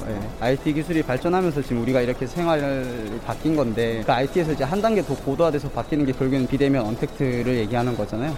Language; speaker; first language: Korean; native; Korean